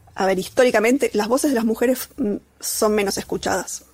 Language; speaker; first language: Spanish; native; Spanish